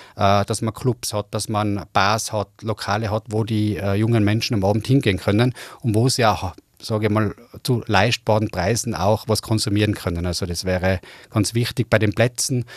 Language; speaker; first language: German; native; German